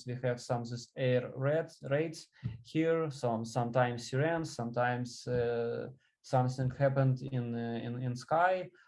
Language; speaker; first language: English; non-native, learner; Ukrainian